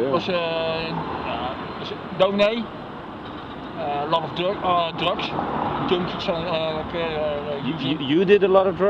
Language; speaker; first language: English; non-native, learner; Dutch